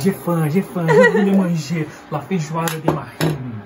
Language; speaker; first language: French; non-native, learner; Portuguese